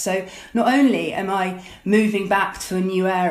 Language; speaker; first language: English; native; English